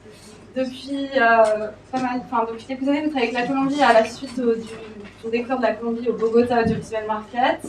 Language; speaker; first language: French; native; French